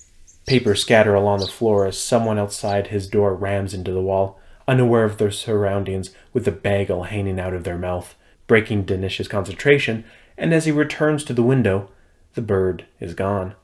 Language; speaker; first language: English; native; English